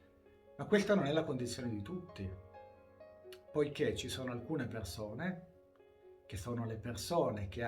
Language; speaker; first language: Italian; native; Italian